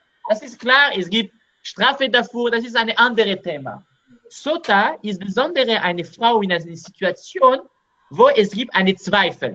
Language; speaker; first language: German; non-native, learner; Hebrew